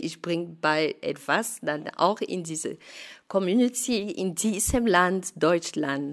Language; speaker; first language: German; non-native, fluent; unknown